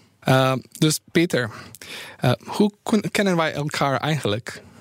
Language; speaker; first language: Dutch; non-native, fluent; Bosnian